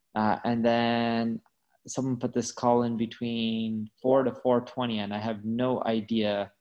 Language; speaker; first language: English; native; English